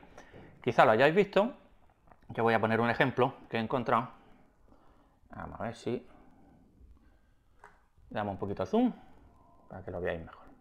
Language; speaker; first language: Spanish; native; Spanish